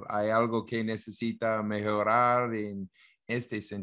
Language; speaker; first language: Spanish; non-native, learner; English